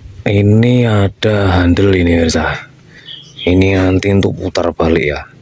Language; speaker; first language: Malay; non-native, local second language; Javanese